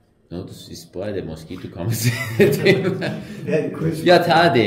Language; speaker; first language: Danish; non-native, learner; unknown